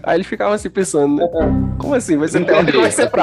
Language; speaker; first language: Portuguese; native; Portuguese